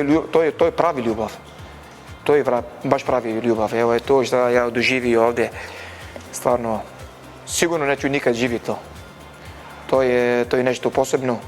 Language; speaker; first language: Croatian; non-native, learner; Arabic